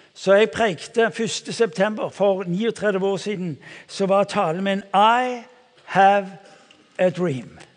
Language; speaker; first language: Norwegian; native; Norwegian